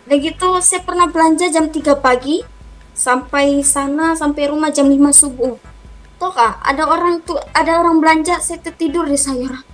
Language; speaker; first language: Indonesian; native; Indonesian